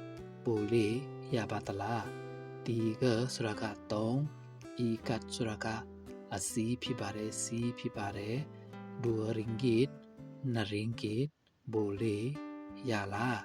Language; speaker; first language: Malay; non-native, fluent; Burmese